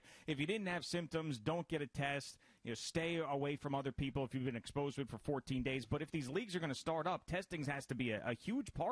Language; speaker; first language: English; native; English